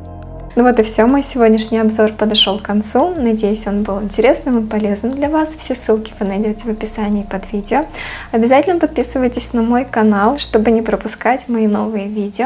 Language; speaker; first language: Russian; native; Russian